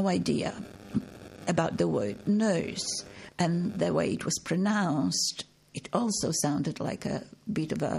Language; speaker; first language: English; non-native, fluent; Polish